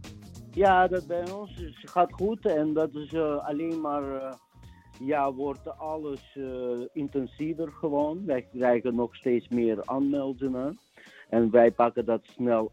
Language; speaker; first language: Dutch; non-native, fluent; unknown